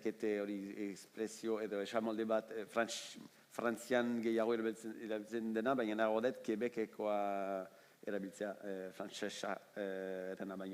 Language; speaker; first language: Basque; non-native, fluent; French